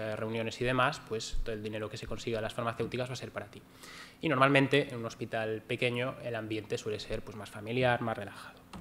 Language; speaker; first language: Spanish; native; Spanish